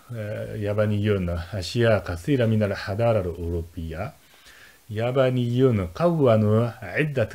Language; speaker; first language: Arabic; non-native, fluent; Japanese